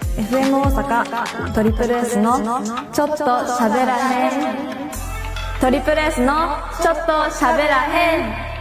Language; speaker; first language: Japanese; native; Japanese